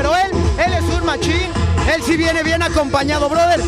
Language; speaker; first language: Spanish; native; Spanish